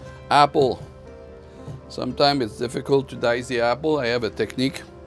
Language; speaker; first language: English; non-native, fluent; French